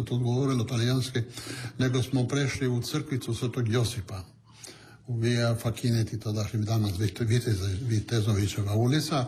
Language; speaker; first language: Serbian; non-native, local second language; Italian